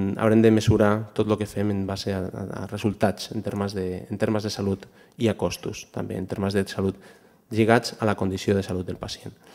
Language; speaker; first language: Catalan; non-native, local second language; Spanish